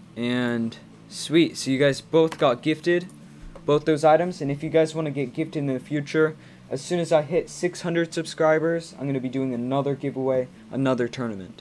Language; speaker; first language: English; native; English